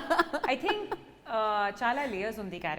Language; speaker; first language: Telugu; non-native, learner; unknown